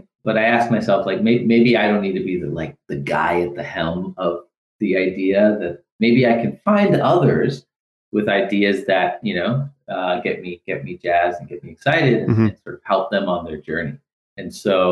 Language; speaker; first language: English; native; English